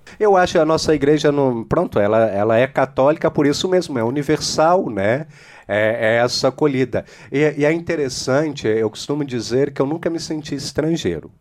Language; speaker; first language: Portuguese; native; Portuguese